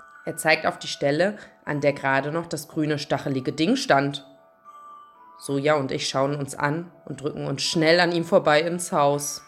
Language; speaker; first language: German; native; German